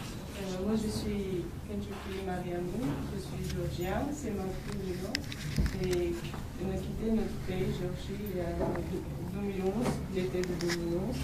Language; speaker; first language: French; non-native, learner; Georgian